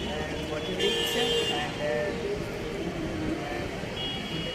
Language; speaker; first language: English; non-native, learner; Hindi